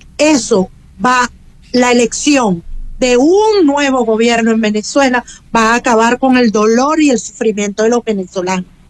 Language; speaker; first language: Spanish; native; Spanish